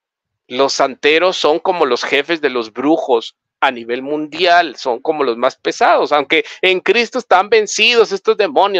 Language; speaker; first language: Spanish; native; Spanish